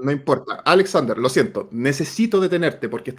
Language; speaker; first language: Spanish; native; Spanish